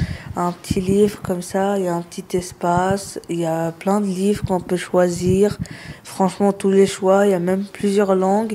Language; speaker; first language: French; early bilingual, other home language; Arabic